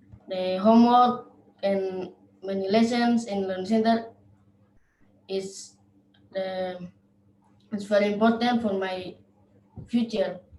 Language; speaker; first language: English; non-native, learner; Indonesian